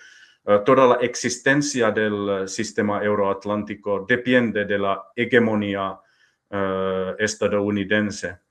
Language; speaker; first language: Spanish; non-native, fluent; Finnish